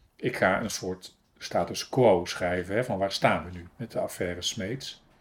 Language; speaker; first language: Dutch; native; Dutch